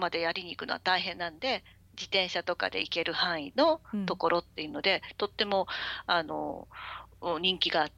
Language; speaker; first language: Japanese; native; Japanese